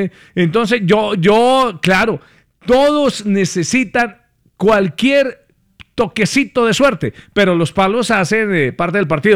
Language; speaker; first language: Spanish; native; Spanish